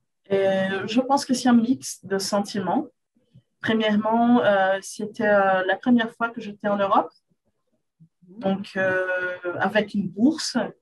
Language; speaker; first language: French; non-native, fluent; Portuguese